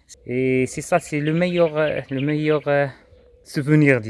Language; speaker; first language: French; non-native, local second language; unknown